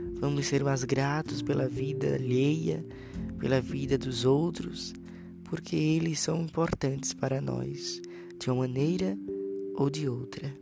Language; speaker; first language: Portuguese; native; Portuguese